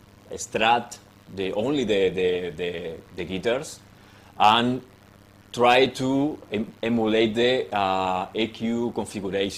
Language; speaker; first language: English; non-native, fluent; Spanish